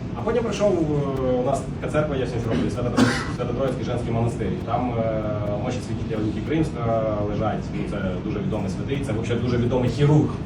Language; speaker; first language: Ukrainian; non-native, local second language; Russian